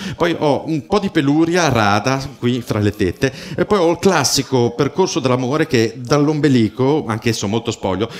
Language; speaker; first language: Italian; native; Italian